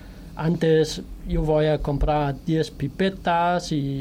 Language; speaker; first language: Spanish; non-native, fluent; Danish